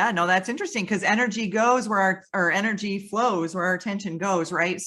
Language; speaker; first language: English; native; English